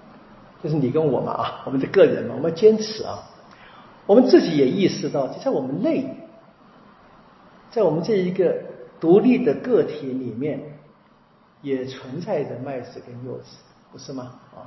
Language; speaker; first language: Chinese; native; Chinese